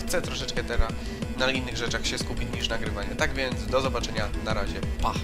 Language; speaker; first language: Polish; native; Polish